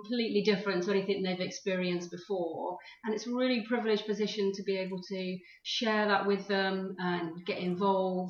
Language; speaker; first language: English; native; English